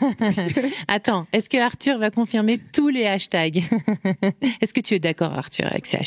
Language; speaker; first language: French; native; French